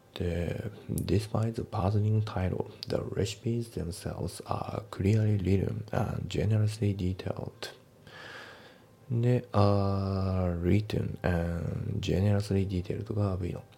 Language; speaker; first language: English; non-native, fluent; Japanese